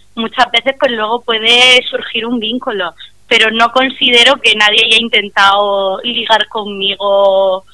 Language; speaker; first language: Spanish; native; Spanish